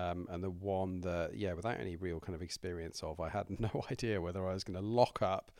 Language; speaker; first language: English; native; English